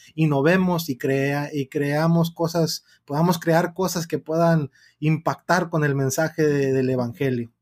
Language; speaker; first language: Spanish; early bilingual, heritage; Spanish